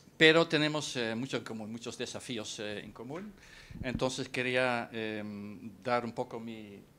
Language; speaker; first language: Spanish; non-native, fluent; Dutch